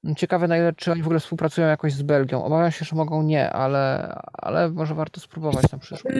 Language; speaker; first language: Polish; native; Polish